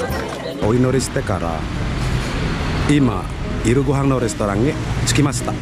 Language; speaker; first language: Japanese; non-native, learner; Indonesian